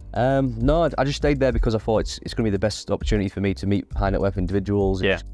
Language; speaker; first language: English; native; English